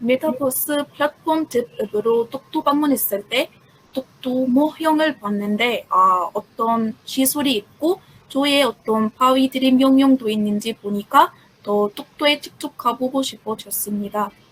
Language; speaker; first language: Korean; non-native, fluent; Arabic